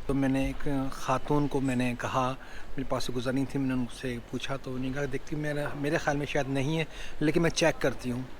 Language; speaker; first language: Urdu; non-native, local second language; Punjabi